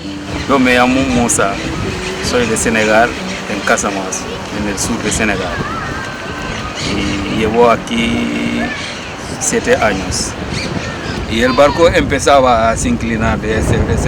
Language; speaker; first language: Spanish; non-native, learner; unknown